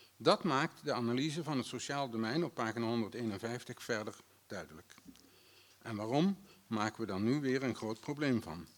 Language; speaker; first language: Dutch; native; Dutch